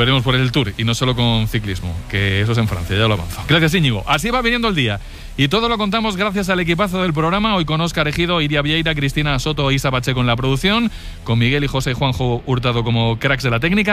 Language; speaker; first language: Spanish; native; Spanish